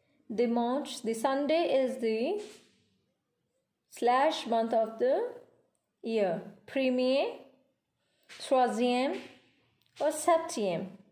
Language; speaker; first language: English; non-native, local second language; Punjabi